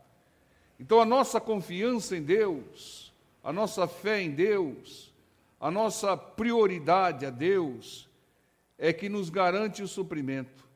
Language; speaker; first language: Portuguese; native; Portuguese